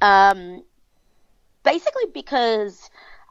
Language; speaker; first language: English; native; English